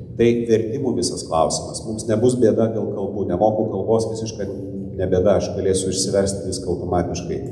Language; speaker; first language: Lithuanian; non-native, local second language; Polish